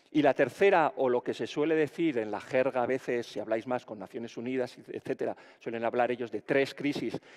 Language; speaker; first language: Spanish; native; Spanish